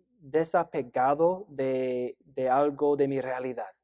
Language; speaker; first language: Spanish; non-native, fluent; English